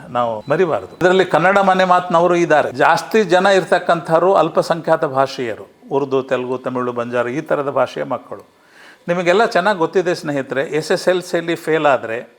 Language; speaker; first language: Kannada; non-native, local second language; Urdu